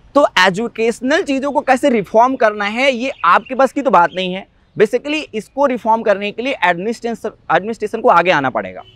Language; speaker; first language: Hindi; native; Hindi